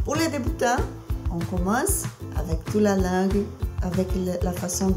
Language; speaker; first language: French; non-native, fluent; Portuguese